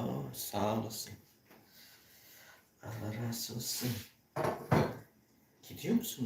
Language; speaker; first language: Turkish; non-native, learner; Filipino